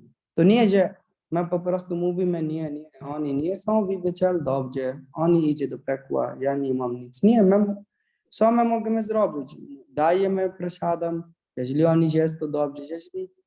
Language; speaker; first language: Polish; non-native, learner; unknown